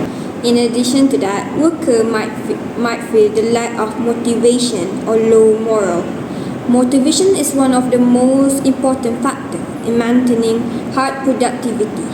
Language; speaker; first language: English; non-native, learner; Malay